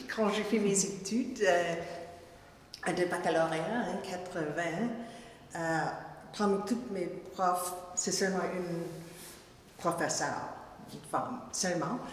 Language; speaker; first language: French; non-native, fluent; English